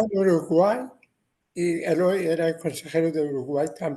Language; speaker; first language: Spanish; non-native, fluent; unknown